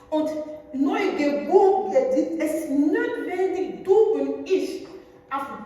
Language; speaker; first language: German; non-native, learner; French